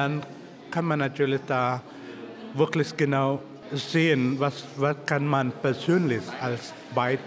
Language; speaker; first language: German; non-native, fluent; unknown